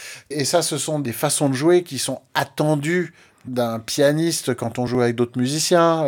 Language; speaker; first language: French; native; French